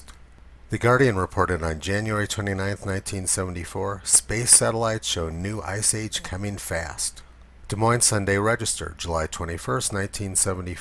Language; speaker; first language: English; native; English